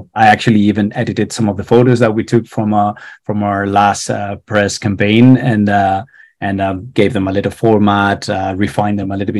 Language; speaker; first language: English; non-native, fluent; Spanish